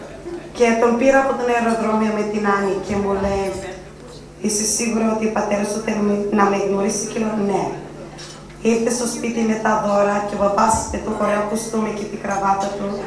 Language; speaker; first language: Greek; early bilingual, heritage; Greek